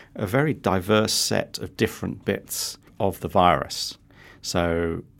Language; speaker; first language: English; native; English